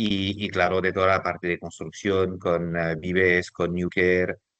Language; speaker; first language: Spanish; non-native, fluent; French